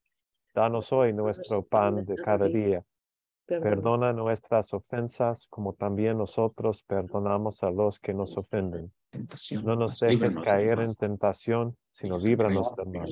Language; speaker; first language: Spanish; non-native, learner; English